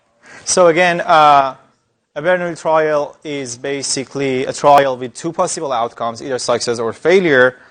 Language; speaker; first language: English; non-native, fluent; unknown